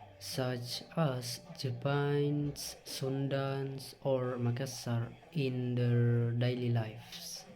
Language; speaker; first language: English; non-native, learner; Indonesian